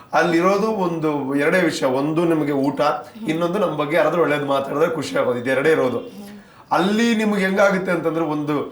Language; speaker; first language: Kannada; non-native, local second language; Tulu